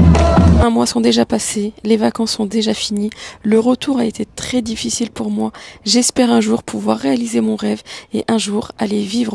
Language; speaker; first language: French; early bilingual, other home language; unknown